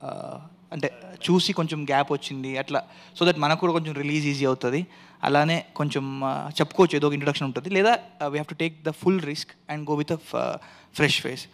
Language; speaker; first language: Telugu; native; Telugu